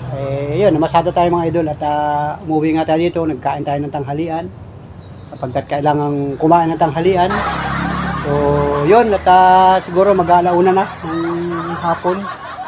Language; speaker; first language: Filipino; native; Filipino